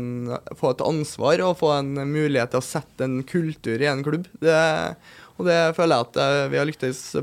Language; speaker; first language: Norwegian; native; Norwegian